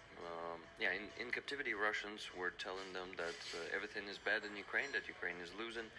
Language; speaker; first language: English; non-native, fluent; Ukrainian